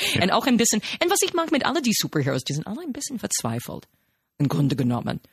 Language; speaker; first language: German; non-native, fluent; English